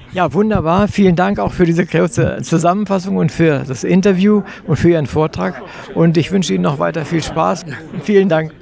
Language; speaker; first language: German; native; German